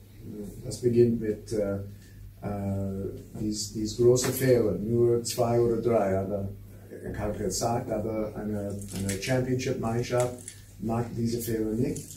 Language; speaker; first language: German; non-native, learner; English